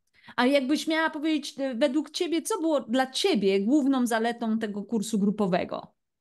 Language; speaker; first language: Polish; native; Polish